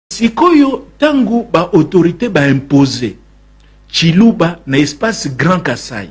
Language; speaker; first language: Lingala; non-native, local second language; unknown